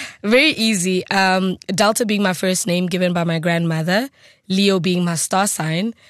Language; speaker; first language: English; non-native, local second language; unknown